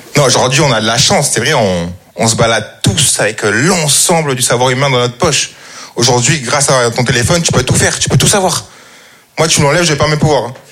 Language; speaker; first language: French; native; French